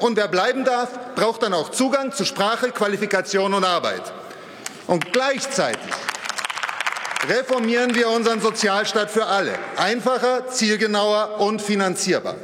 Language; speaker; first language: German; native; German